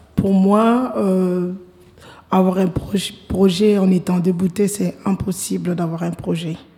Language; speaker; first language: French; non-native, local second language; Lingala